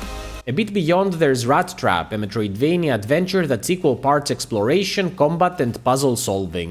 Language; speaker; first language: English; native; English